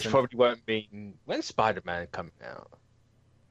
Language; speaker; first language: English; native; English